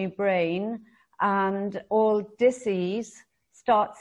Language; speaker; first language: English; native; English